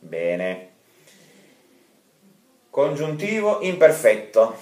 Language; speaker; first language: Italian; non-native, fluent; Russian